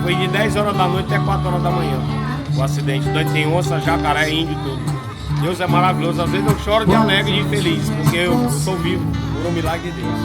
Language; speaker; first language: Portuguese; native; Portuguese